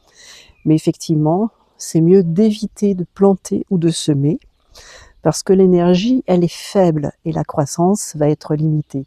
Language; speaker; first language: French; native; French